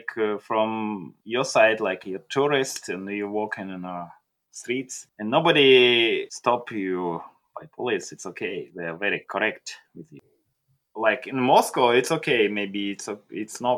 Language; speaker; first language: English; non-native, learner; Russian